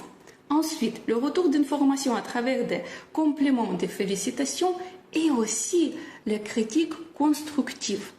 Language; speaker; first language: French; non-native, fluent; Russian